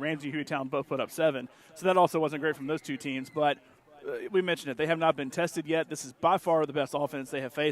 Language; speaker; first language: English; native; English